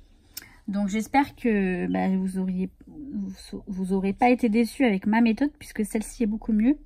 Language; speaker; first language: French; native; French